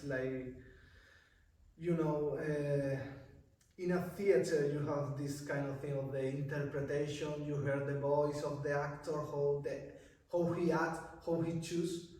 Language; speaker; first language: English; non-native, learner; Spanish